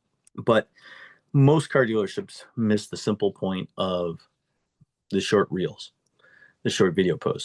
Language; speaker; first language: English; native; English